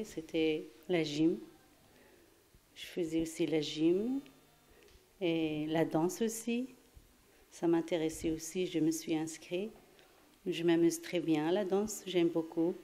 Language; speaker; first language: French; non-native, fluent; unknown